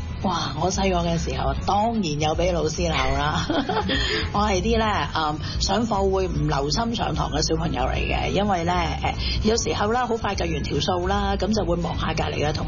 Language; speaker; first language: Chinese; native; Chinese